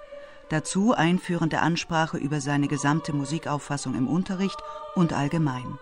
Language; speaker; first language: German; native; German